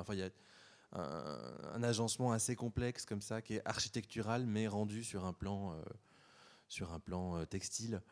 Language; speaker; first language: French; native; French